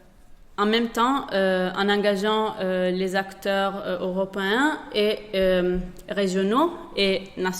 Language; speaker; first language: French; non-native, fluent; Italian